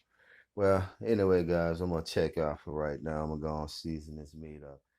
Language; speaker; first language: English; native; English